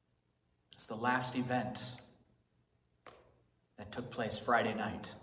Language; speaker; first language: English; native; English